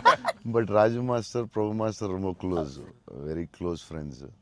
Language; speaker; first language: Tamil; non-native, local second language; Telugu